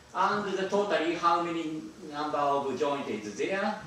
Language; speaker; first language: English; non-native, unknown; Japanese